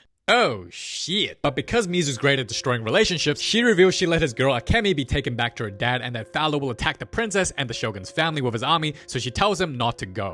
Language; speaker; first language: English; native; English